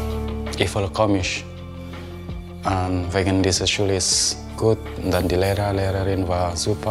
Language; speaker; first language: German; non-native, learner; Vietnamese